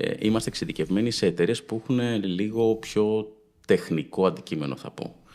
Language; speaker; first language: Greek; native; Greek